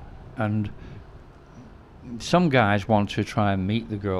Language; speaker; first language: English; native; English